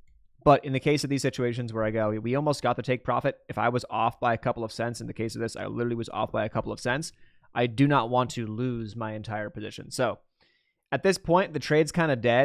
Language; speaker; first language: English; native; English